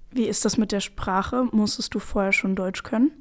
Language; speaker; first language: German; native; German